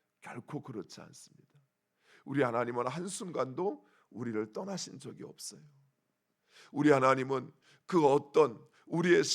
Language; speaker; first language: Korean; native; Korean